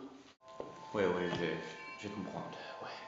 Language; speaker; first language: French; non-native, learner; English